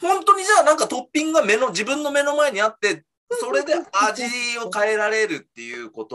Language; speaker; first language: Japanese; native; Japanese